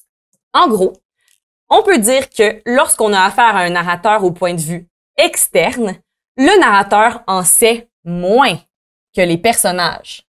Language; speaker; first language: French; native; French